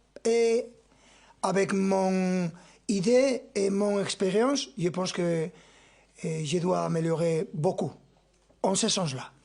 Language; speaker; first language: French; non-native, fluent; Spanish